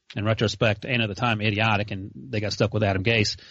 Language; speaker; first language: English; native; English